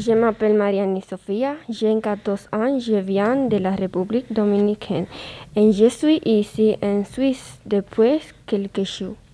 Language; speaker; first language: French; non-native, learner; Spanish